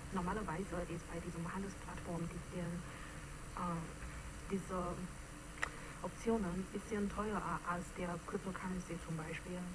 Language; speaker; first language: German; non-native, fluent; Chinese